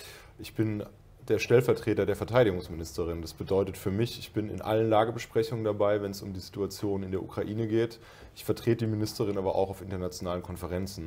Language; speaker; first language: German; native; German